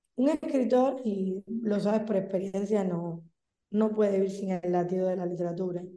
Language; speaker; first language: Spanish; native; Spanish